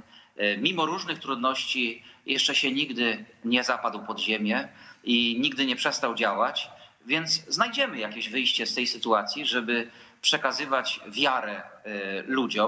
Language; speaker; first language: Polish; native; Polish